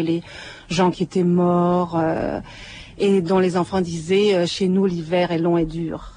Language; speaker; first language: French; native; French